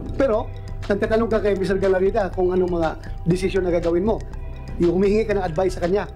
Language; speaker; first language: Filipino; non-native, local second language; Cebuano